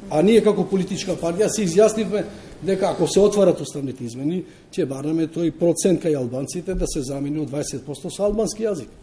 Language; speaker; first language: Macedonian; non-native, local second language; Albanian